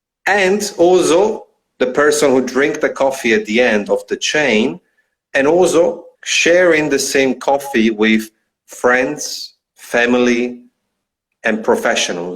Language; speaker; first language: English; non-native, fluent; Italian